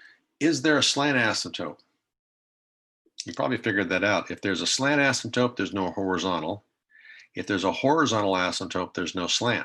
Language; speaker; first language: English; native; English